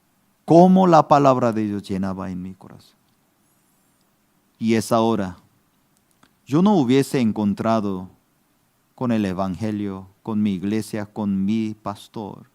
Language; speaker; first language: Spanish; non-native, fluent; Korean